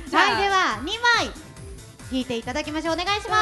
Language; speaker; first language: Japanese; native; Japanese